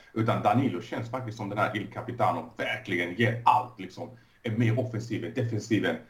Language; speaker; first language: Swedish; early bilingual, other home language; Persian